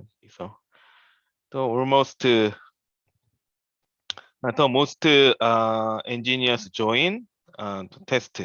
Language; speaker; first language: English; non-native, learner; Korean